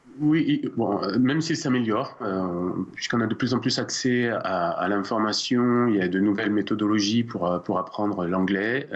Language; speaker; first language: French; native; French